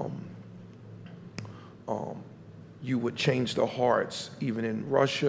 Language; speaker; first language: English; native; English